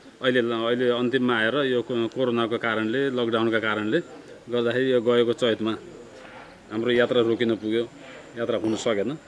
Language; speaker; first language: Nepali; native; Nepali